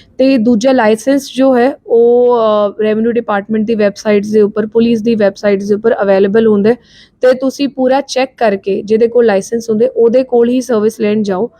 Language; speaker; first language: Punjabi; non-native, local second language; Hindi